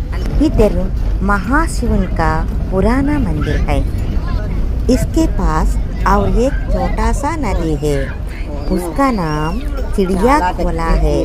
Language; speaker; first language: Hindi; non-native, local second language; Telugu